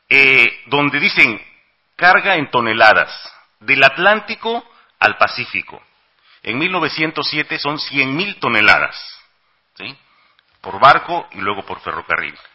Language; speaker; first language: Spanish; native; Spanish